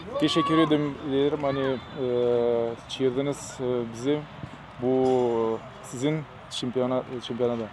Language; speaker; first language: Turkish; non-native, learner; Gagauz